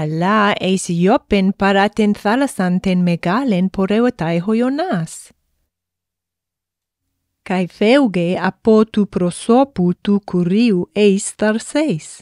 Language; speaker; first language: Greek; non-native, fluent; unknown